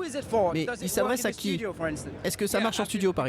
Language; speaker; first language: French; native; French